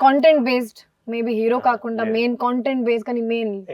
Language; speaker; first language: Telugu; non-native, fluent; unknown